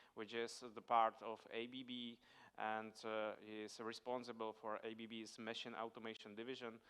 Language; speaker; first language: English; non-native, fluent; Czech